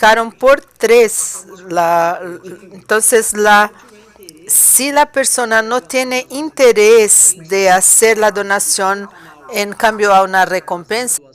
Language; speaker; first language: Spanish; non-native, fluent; Portuguese